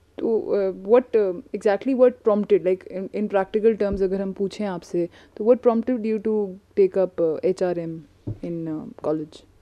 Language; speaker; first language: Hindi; native; Hindi